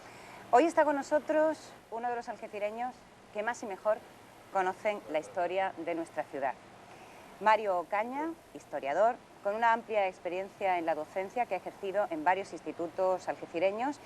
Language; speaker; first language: Spanish; native; Spanish